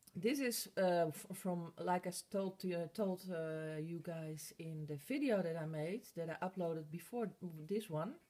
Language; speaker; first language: English; non-native, fluent; Dutch